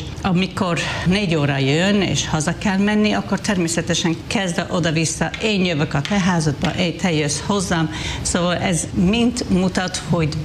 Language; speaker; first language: Hungarian; non-native, fluent; Hebrew